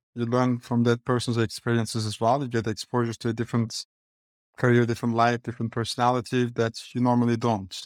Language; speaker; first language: English; non-native, fluent; Turkish